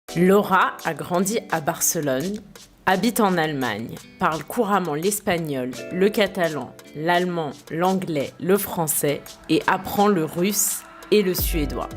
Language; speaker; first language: French; native; French